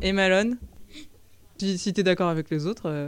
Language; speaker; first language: French; native; French